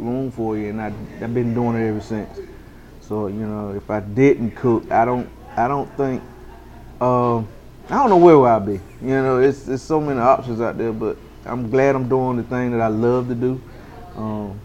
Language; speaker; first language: English; native; English